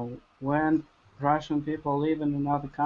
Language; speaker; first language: English; non-native, learner; Russian